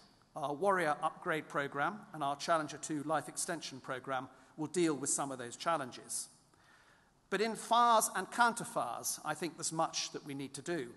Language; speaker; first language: English; native; English